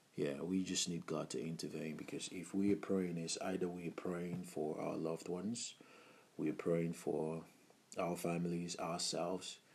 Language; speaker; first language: English; non-native, local second language; Igbo